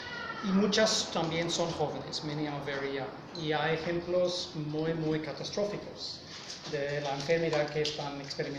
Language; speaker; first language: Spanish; non-native, fluent; English